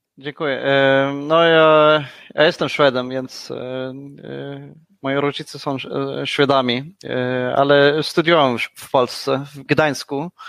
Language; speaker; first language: Polish; non-native, learner; Swedish